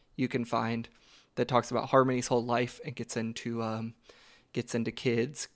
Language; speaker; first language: English; native; English